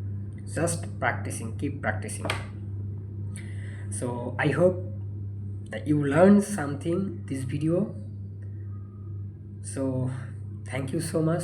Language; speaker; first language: English; non-native, learner; Bangla